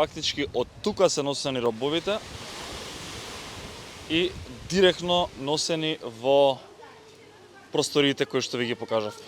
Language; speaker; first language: Macedonian; native; Macedonian